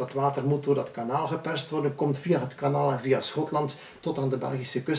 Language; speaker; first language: Dutch; native; Dutch